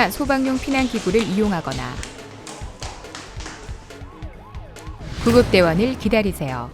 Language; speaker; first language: Korean; non-native, fluent; Vietnamese